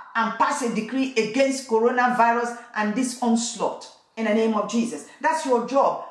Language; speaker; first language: English; non-native, local second language; Igbo